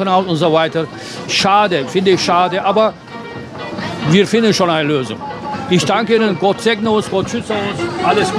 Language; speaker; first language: German; non-native, fluent; Turkish